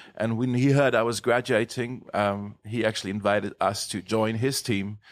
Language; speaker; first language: English; non-native, fluent; German